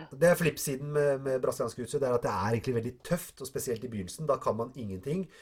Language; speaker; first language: Norwegian; early bilingual, other home language; Arabic